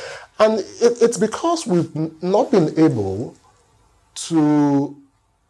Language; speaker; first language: English; non-native, local second language; Yoruba